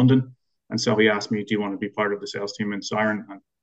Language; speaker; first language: English; native; English